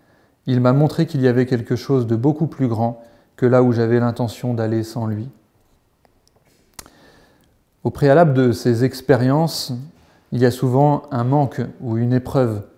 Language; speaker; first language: French; native; French